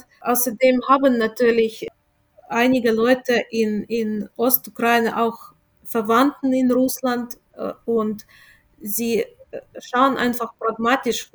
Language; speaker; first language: German; non-native, fluent; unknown